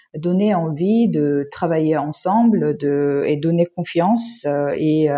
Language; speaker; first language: French; non-native, fluent; Korean